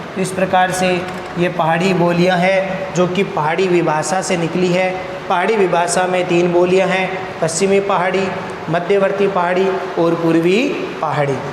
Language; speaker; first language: Hindi; native; Hindi